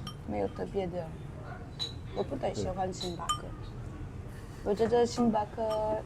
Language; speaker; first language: Chinese; non-native, learner; French